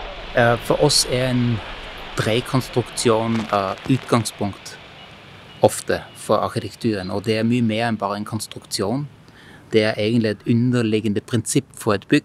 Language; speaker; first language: Norwegian; non-native, fluent; German